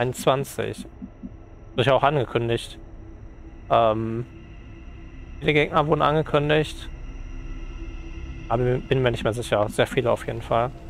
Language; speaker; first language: German; native; German